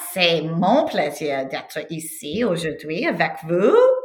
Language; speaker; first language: French; non-native, learner; English